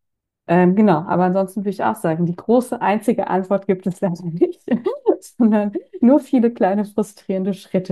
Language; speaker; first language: German; native; German